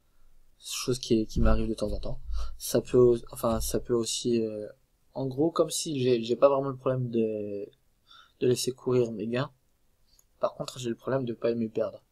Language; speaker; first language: French; native; French